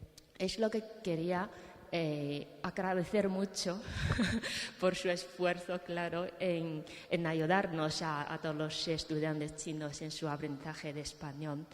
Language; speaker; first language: Spanish; non-native, fluent; Chinese